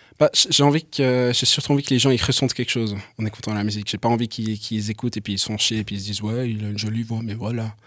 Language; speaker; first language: French; early bilingual, other home language; English